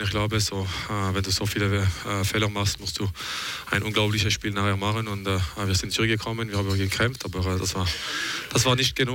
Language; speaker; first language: German; non-native, local second language; French